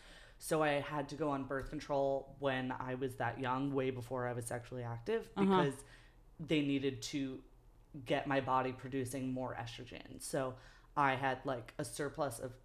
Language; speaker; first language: English; native; English